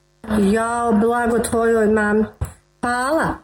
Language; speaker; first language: Croatian; native; Croatian